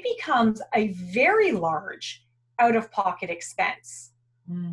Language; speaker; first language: English; native; English